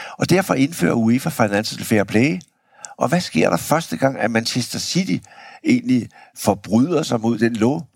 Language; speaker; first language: Danish; native; Danish